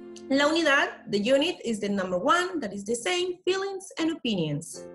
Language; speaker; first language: English; non-native, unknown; Spanish